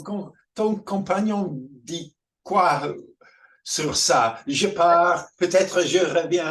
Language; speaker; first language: French; non-native, fluent; English